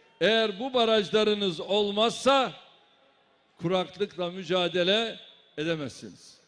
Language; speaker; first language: Turkish; native; Turkish